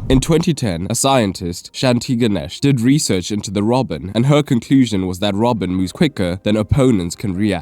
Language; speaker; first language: English; native; English